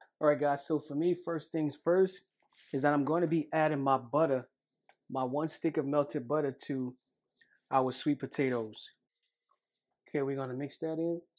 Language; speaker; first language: English; native; English